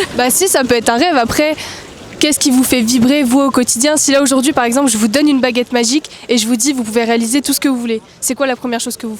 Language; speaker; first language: French; native; French